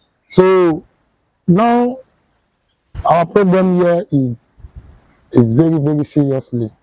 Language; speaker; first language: English; non-native, learner; French